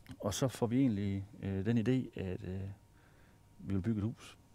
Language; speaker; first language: Danish; native; Danish